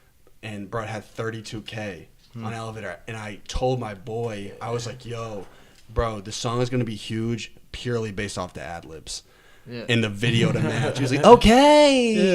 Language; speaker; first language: English; native; English